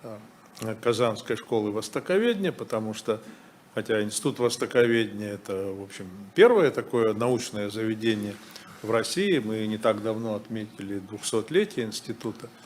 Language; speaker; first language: Russian; native; Russian